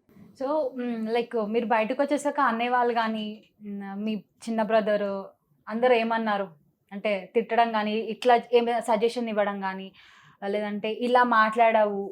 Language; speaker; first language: Telugu; native; Telugu